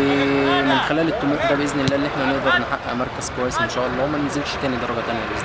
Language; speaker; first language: Arabic; native; Arabic